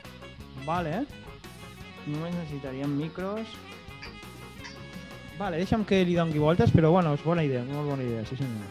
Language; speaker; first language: Catalan; native; Catalan